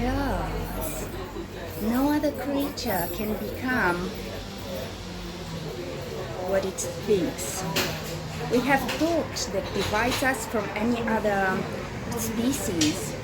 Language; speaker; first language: English; non-native, fluent; Italian